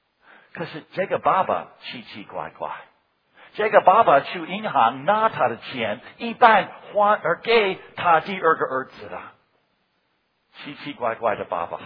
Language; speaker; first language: Chinese; non-native, fluent; English